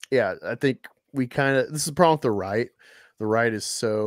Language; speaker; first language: English; native; English